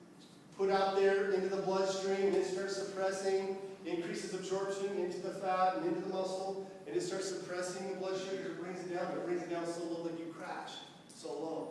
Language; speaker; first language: English; native; English